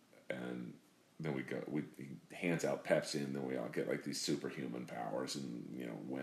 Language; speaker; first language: English; native; English